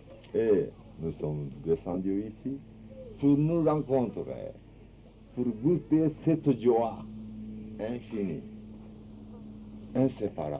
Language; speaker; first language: French; non-native, fluent; Japanese